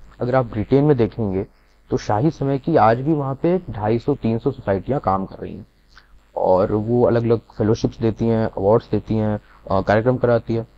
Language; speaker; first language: Hindi; native; Hindi